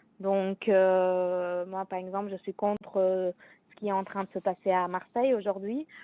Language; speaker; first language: French; non-native, fluent; Arabic